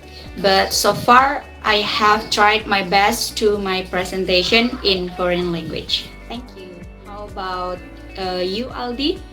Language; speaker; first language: English; non-native, learner; Indonesian